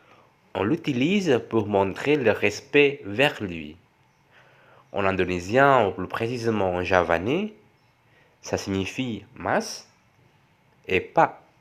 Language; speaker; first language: French; non-native, fluent; Javanese